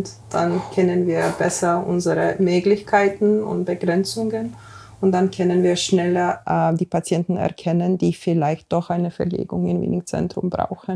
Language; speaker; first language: German; non-native, fluent; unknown